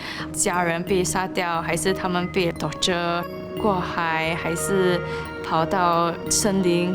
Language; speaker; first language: Chinese; non-native, local second language; English